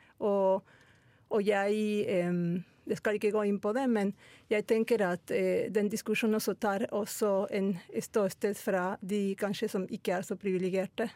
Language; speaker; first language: Norwegian; non-native, fluent; Spanish